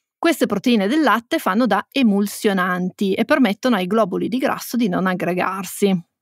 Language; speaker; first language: Italian; native; Italian